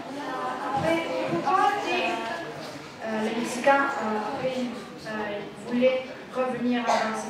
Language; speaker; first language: French; non-native, fluent; Spanish